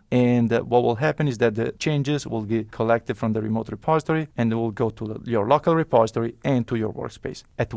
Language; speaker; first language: English; non-native, fluent; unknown